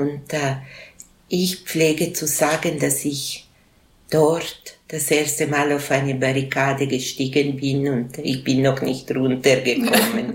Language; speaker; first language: German; non-native, local second language; Italian